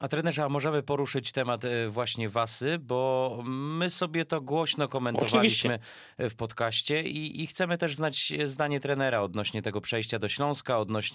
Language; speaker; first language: Polish; native; Polish